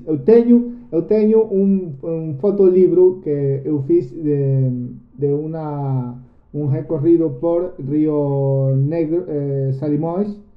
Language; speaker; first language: Portuguese; non-native, learner; Spanish